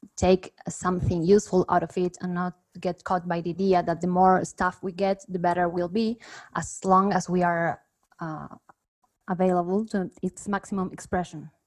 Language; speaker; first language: English; non-native, fluent; Spanish